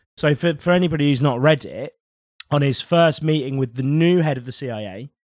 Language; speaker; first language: English; native; English